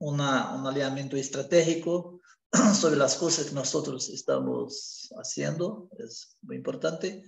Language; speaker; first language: Spanish; non-native, learner; Portuguese